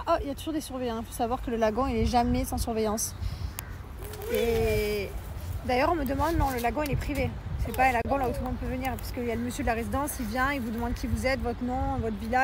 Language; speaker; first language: French; native; French